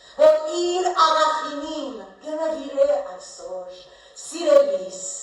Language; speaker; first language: Armenian; early bilingual, heritage; Armenian